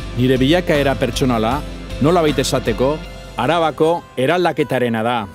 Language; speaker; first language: Basque; non-native, local second language; Spanish